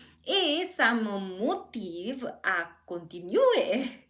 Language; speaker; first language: French; non-native, learner; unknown